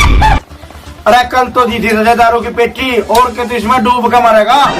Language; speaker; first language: Hindi; native; Hindi